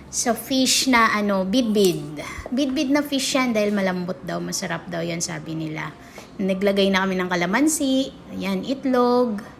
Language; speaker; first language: Filipino; non-native, local second language; Cebuano